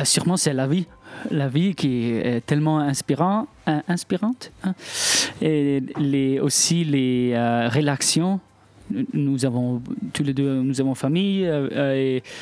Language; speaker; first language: French; non-native, local second language; Italian